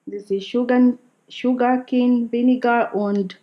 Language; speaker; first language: German; non-native, learner; Filipino